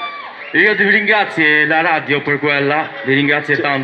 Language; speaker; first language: Italian; non-native, learner; Albanian